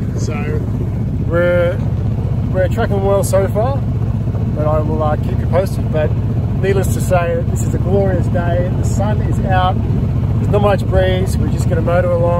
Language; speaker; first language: English; native; English